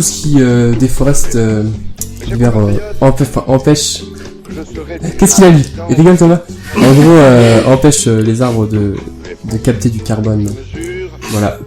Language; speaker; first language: French; native; French